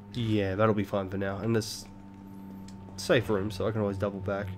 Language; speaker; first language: English; native; English